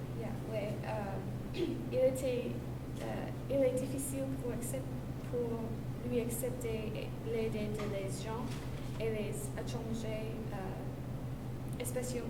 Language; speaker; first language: French; non-native, learner; English